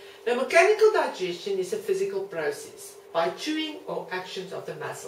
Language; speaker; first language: English; non-native, local second language; Afrikaans